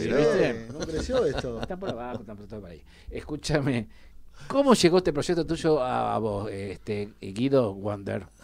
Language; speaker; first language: Spanish; native; Spanish